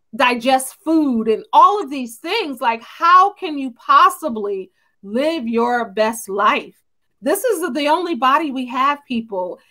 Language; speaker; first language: English; native; English